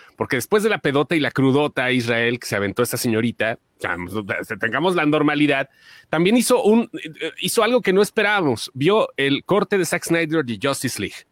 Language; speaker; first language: Spanish; native; Spanish